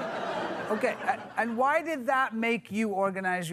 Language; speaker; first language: English; native; English